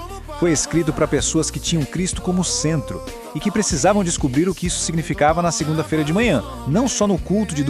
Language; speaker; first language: Portuguese; native; Portuguese